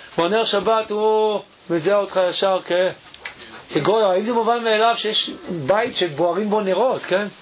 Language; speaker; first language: Hebrew; native; Hebrew